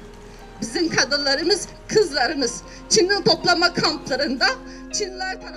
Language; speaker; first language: Turkish; non-native, fluent; Uyghur